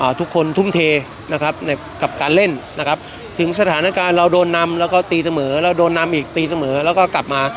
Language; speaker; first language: Thai; native; Thai